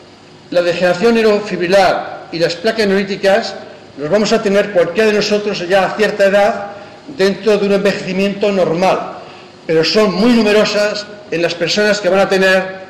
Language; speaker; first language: Spanish; native; Spanish